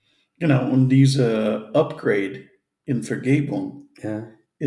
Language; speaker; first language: German; non-native, fluent; English